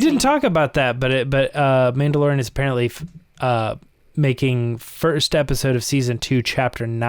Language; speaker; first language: English; native; English